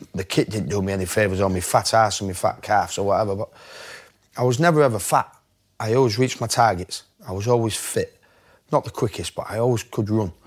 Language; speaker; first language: English; native; English